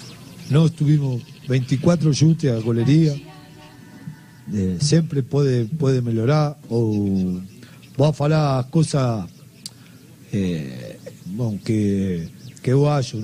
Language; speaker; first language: Portuguese; non-native, learner; Spanish